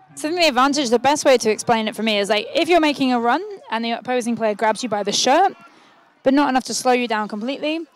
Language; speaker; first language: English; native; English